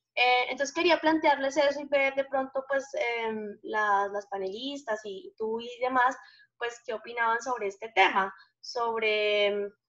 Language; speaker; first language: Spanish; native; Spanish